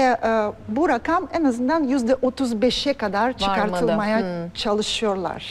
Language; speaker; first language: Turkish; non-native, fluent; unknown